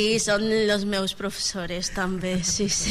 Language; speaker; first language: Catalan; non-native, learner; Spanish